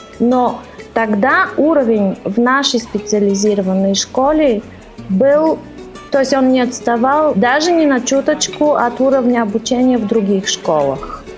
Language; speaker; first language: Russian; early bilingual, heritage; Russian